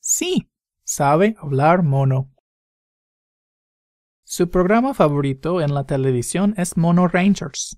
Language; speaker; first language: Spanish; non-native, fluent; English